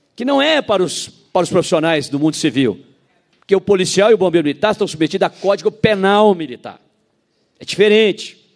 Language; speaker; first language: Portuguese; native; Portuguese